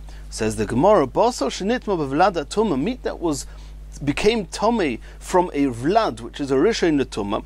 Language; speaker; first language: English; native; English